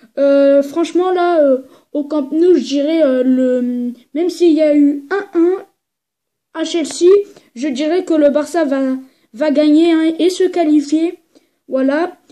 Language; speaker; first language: French; native; French